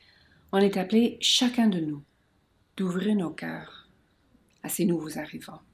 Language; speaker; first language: French; non-native, local second language; English